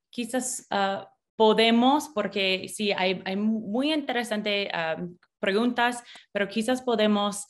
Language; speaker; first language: Spanish; non-native, fluent; English